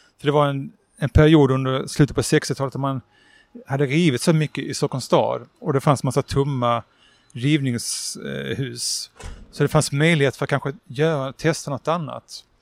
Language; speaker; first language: Swedish; native; Swedish